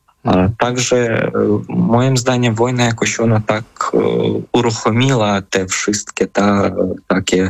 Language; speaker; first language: Polish; non-native, fluent; Ukrainian